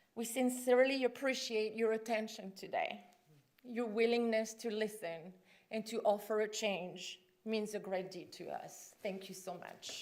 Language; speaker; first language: English; non-native, fluent; French